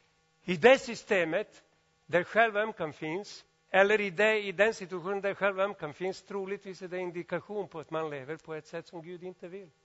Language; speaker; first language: Swedish; non-native, fluent; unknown